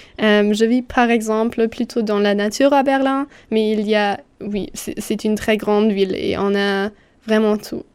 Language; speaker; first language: French; non-native, fluent; German